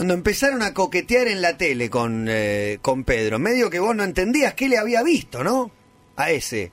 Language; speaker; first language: Spanish; native; Spanish